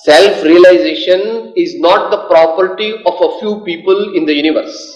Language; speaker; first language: English; non-native, local second language; Gujarati